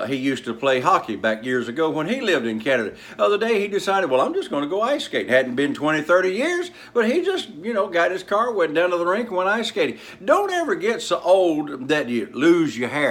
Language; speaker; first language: English; native; English